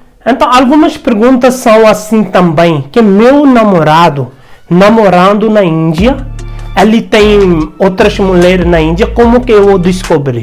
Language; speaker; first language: Portuguese; non-native, learner; Hindi